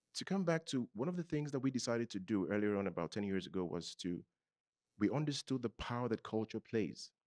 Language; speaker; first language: English; non-native, local second language; Yoruba